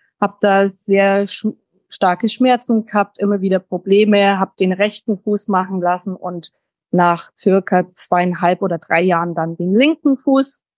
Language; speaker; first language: German; early bilingual, heritage; German